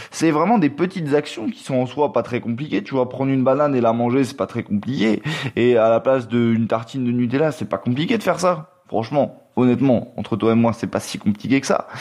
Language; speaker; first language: French; native; French